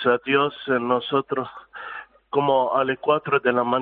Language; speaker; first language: Spanish; non-native, fluent; Arabic